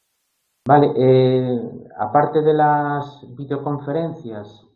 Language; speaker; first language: Spanish; native; Spanish